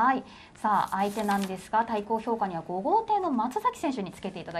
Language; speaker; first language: Japanese; native; Japanese